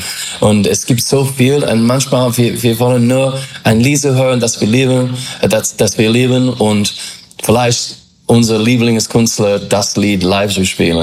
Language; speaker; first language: German; non-native, fluent; English